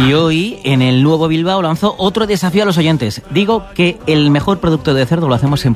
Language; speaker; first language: Spanish; native; Spanish